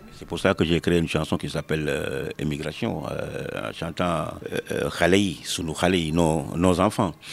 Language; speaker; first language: French; non-native, local second language; Wolof